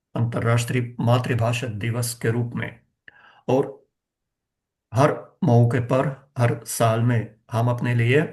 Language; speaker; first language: Hindi; non-native, fluent; Ukrainian